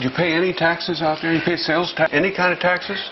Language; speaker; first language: English; native; English